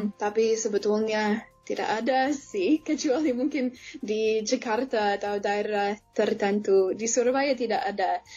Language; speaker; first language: Indonesian; non-native, fluent; English